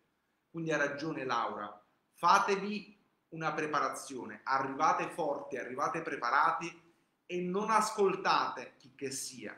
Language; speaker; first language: Italian; native; Italian